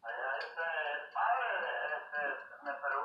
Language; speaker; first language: Spanish; native; Spanish